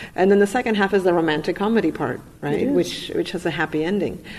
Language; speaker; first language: English; non-native, fluent; Russian